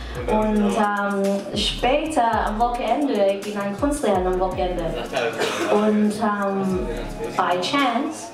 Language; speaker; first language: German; non-native, learner; Cantonese